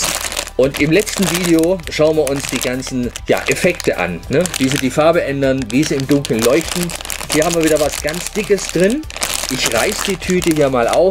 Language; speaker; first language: German; native; German